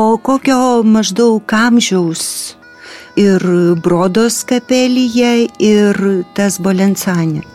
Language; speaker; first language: Lithuanian; native; Lithuanian